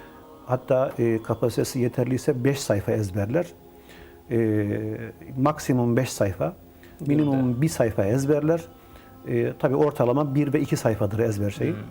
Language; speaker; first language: Turkish; native; Turkish